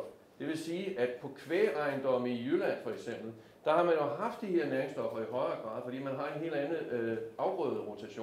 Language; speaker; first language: Danish; native; Danish